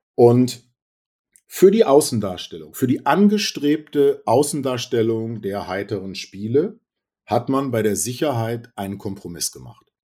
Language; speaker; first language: German; native; German